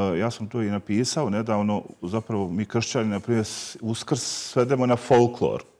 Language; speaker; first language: Croatian; native; Croatian